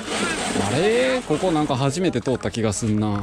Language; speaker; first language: Japanese; native; Japanese